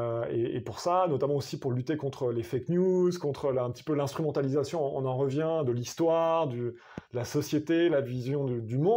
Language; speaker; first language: French; native; French